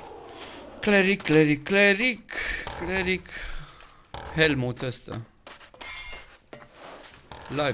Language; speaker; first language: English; non-native, fluent; Romanian